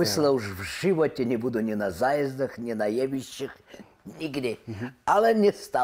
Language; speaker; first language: Czech; non-native, learner; Russian